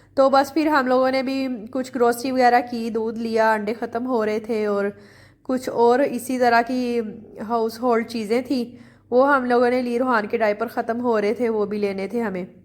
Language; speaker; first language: Urdu; native; Urdu